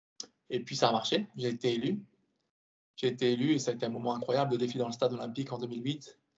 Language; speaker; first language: French; native; French